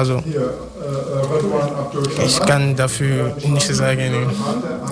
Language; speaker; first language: German; non-native, learner; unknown